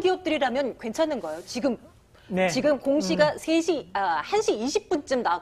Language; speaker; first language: Korean; native; Korean